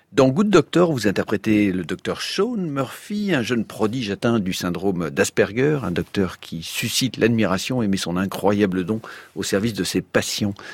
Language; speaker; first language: French; native; French